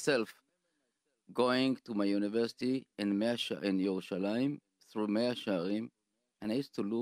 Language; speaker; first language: English; non-native, fluent; Hebrew